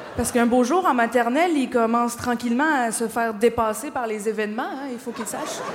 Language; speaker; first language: French; native; French